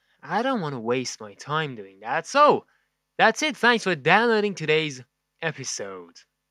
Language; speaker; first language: English; non-native, fluent; Persian